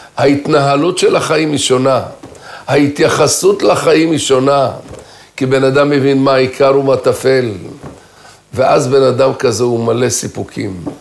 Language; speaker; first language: Hebrew; native; Hebrew